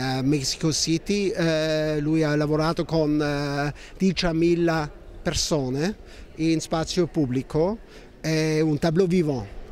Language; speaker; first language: Italian; non-native, fluent; German